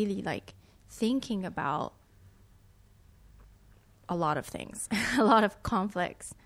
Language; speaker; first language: English; non-native, fluent; Japanese